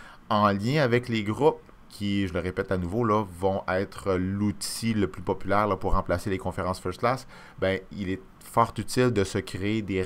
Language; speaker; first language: French; native; French